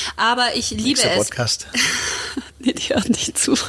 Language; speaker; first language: German; early bilingual, other home language; Croatian